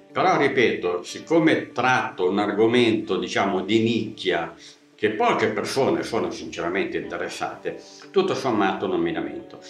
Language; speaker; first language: Italian; native; Italian